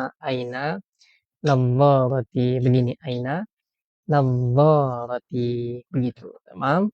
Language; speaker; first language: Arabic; non-native, fluent; Malay